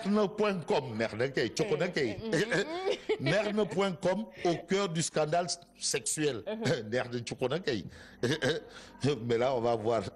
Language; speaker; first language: French; non-native, local second language; Wolof